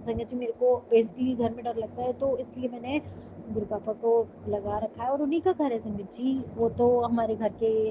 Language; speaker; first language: Hindi; native; Hindi